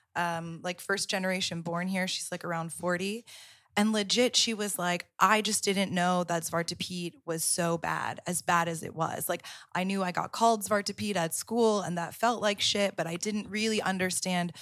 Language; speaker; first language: English; native; English